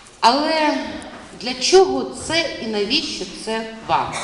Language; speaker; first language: Ukrainian; non-native, local second language; Russian